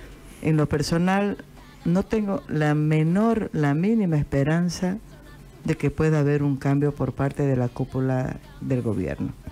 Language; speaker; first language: Spanish; native; Spanish